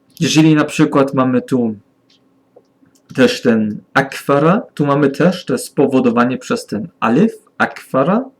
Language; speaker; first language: Polish; non-native, learner; German